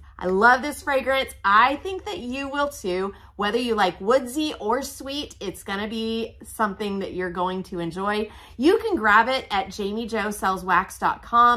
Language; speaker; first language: English; native; English